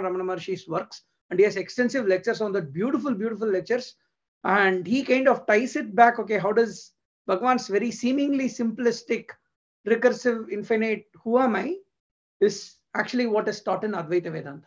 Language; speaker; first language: English; non-native, local second language; Tamil